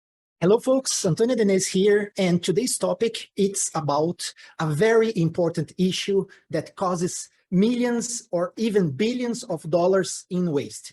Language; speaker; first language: English; non-native, fluent; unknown